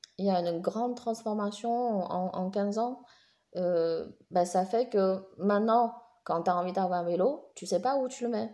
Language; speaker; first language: French; non-native, fluent; Chinese